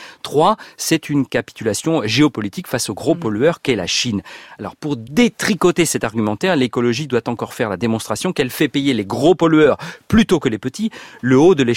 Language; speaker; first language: French; native; French